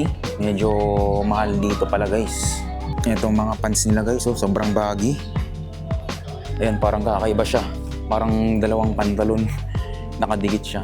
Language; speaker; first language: Filipino; native; Filipino